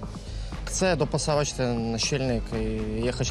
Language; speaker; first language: Polish; non-native, learner; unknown